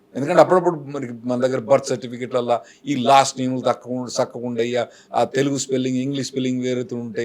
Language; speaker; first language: Telugu; native; Telugu